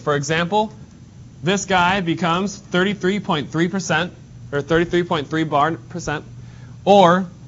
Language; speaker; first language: English; native; English